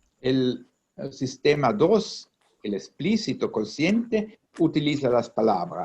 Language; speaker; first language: Spanish; non-native, fluent; Italian